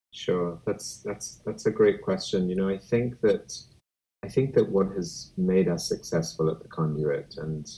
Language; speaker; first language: English; native; English